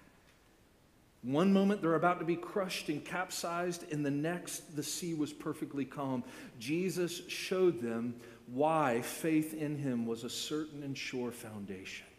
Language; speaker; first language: English; native; English